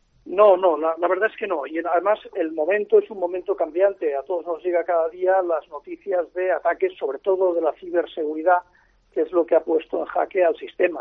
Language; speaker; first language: Spanish; native; Spanish